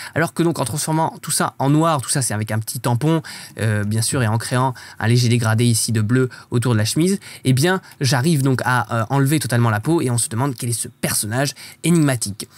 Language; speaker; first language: French; native; French